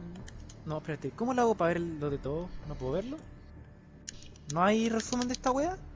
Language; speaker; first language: Spanish; native; Spanish